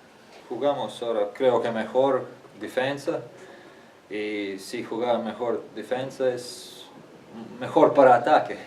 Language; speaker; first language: Spanish; non-native, learner; Latvian